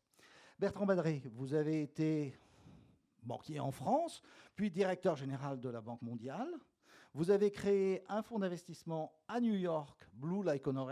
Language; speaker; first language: French; native; French